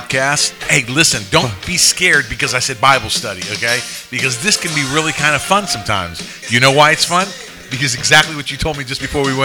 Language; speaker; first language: English; native; English